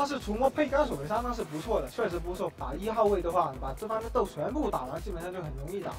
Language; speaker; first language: Chinese; native; Chinese